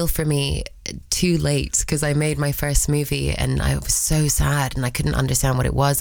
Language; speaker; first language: English; early bilingual, other home language; Spanish